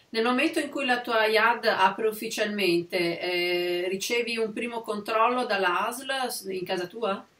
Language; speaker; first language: Italian; native; Italian